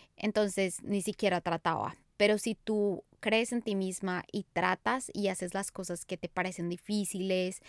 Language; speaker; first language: English; non-native, fluent; Spanish